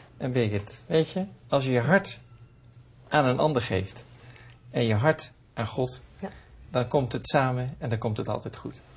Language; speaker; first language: Dutch; native; Dutch